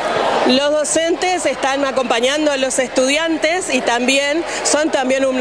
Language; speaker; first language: Spanish; native; Spanish